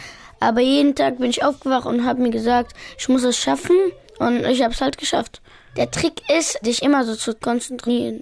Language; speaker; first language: German; early bilingual, other home language; Pashto